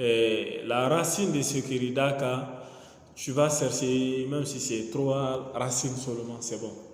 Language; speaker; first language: French; non-native, local second language; Mandingo